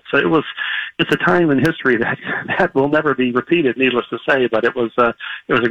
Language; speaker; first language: English; native; English